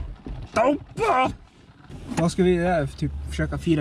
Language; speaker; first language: Swedish; native; Swedish